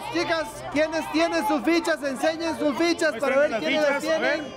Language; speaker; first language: Spanish; native; Spanish